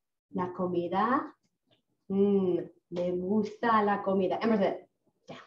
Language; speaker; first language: Spanish; non-native, fluent; English